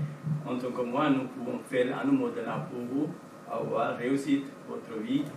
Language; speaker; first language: French; non-native, fluent; Sinhala